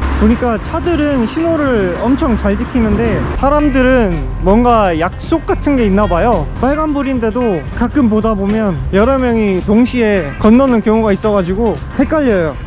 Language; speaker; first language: Korean; native; Korean